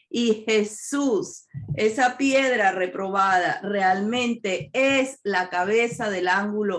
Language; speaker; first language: Spanish; native; Spanish